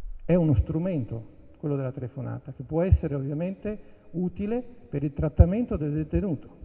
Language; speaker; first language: Italian; native; Italian